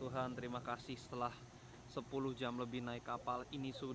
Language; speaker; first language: Indonesian; native; Indonesian